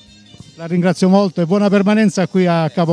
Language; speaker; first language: Italian; native; Italian